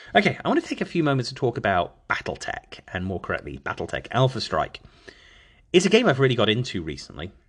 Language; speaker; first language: English; native; English